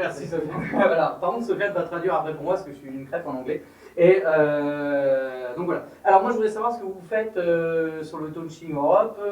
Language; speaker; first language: French; native; French